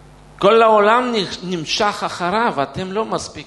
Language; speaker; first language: Hebrew; non-native, fluent; Russian